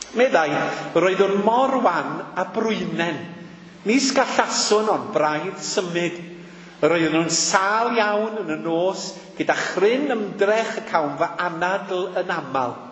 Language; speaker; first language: Welsh; native; Welsh